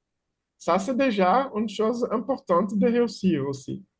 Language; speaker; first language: French; non-native, fluent; Portuguese